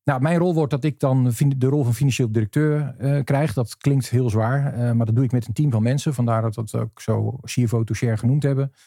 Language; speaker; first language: Dutch; native; Dutch